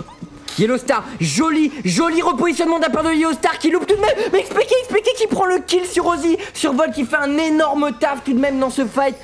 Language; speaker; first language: French; native; French